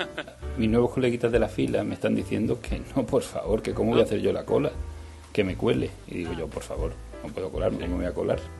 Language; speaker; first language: Spanish; native; Spanish